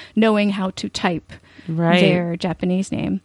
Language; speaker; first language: English; native; English